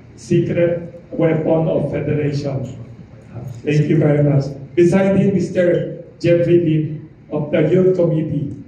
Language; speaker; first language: English; non-native, local second language; Filipino